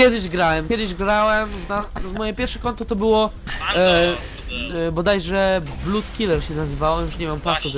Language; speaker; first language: Polish; native; Polish